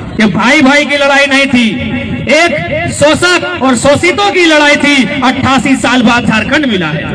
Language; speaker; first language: Hindi; non-native, local second language; Magahi